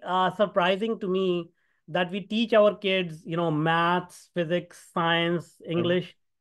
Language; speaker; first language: English; non-native, local second language; Hindi